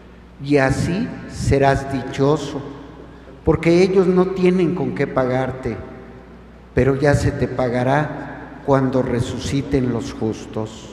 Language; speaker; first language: Spanish; native; Spanish